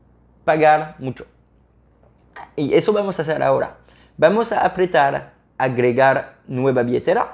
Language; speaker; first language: Spanish; non-native, fluent; French